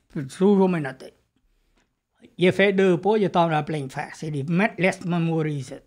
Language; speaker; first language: French; non-native, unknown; Vietnamese